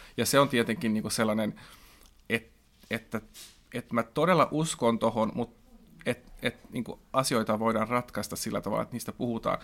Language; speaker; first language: Finnish; non-native, local second language; Swedish